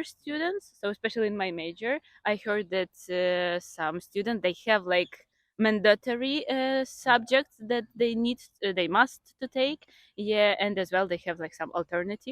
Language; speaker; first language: English; non-native, fluent; Ukrainian